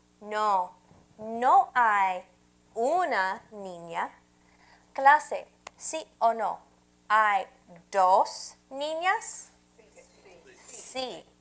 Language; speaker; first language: Spanish; non-native, fluent; English